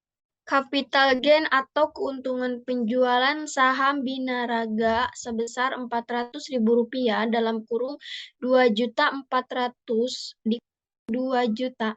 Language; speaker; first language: Indonesian; native; Indonesian